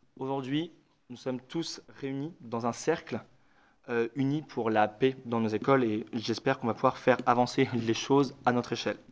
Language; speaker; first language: French; native; French